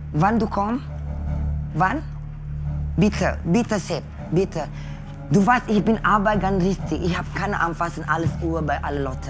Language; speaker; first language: German; non-native, learner; Indonesian